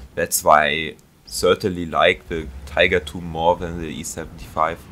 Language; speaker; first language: English; non-native, fluent; German